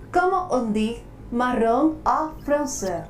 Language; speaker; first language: French; non-native, learner; Spanish